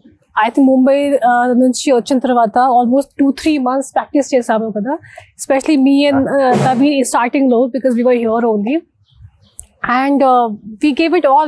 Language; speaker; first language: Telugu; non-native, local second language; Hindi